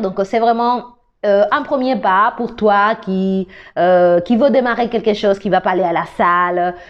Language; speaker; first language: French; non-native, fluent; Spanish